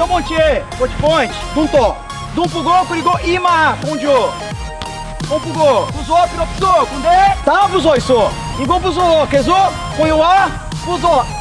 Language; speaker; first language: Korean; non-native, learner; Portuguese